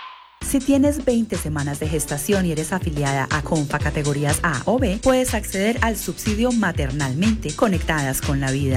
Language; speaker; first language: Spanish; native; Spanish